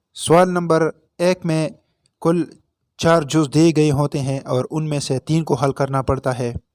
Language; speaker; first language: Urdu; non-native, local second language; Pashto